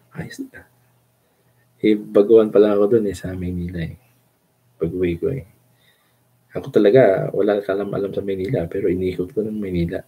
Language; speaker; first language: Filipino; non-native, local second language; Cebuano